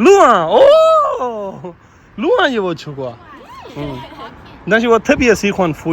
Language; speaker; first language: Chinese; non-native, fluent; Hindi